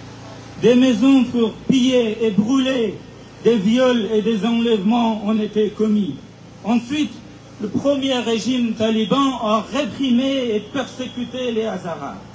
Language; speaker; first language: French; non-native, fluent; Persian